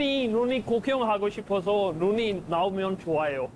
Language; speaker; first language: Korean; non-native, learner; Punjabi